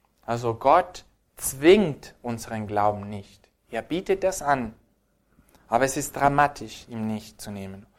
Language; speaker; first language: German; non-native, fluent; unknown